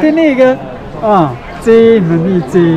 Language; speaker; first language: Thai; non-native, learner; Chinese